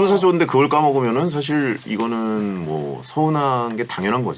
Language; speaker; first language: Korean; native; Korean